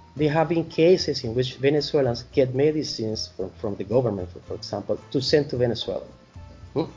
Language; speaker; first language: English; non-native, fluent; Spanish